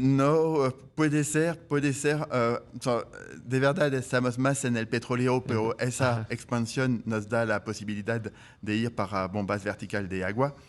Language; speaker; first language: Spanish; non-native, fluent; French